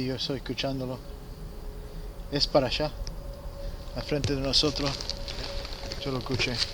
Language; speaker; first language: Spanish; early bilingual, heritage; English